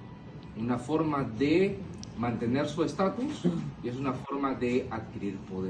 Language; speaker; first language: Spanish; native; Spanish